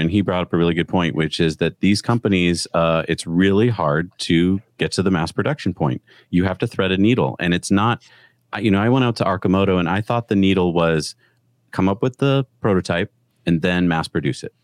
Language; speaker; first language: English; native; English